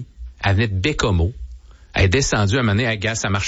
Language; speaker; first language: French; native; French